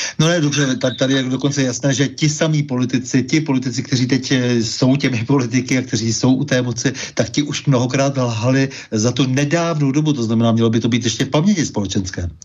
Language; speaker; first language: Czech; native; Czech